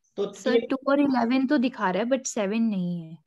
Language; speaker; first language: Hindi; native; Hindi